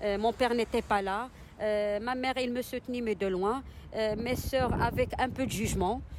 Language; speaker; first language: French; non-native, local second language; Arabic